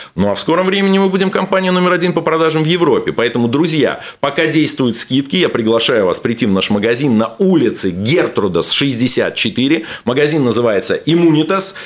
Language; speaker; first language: Russian; native; Russian